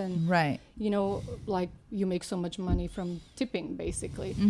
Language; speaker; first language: English; non-native, fluent; Slovak